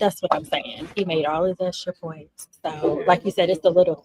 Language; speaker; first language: English; native; English